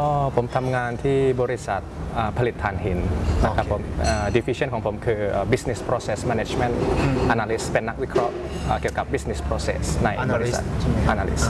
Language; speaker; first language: Thai; early bilingual, other home language; Indonesian